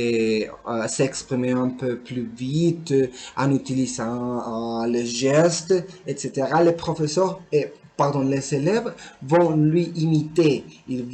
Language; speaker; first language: French; non-native, learner; Spanish